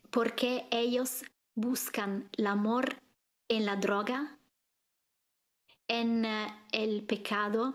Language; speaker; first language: Spanish; non-native, fluent; Italian